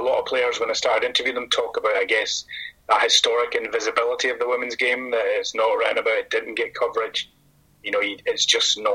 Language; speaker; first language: English; native; English